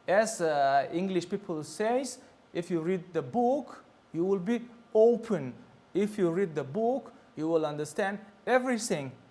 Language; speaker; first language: English; non-native, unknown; Tajik